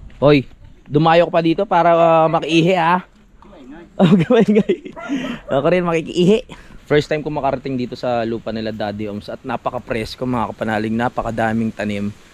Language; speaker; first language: Filipino; native; Filipino